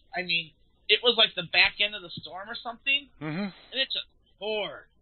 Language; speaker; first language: English; native; English